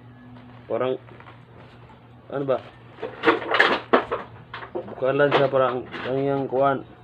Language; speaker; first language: Filipino; non-native, local second language; Cebuano